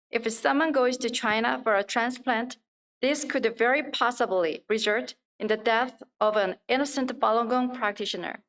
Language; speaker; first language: English; non-native, fluent; Korean